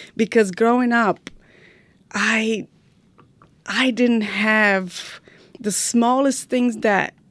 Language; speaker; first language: English; non-native, fluent; Romanian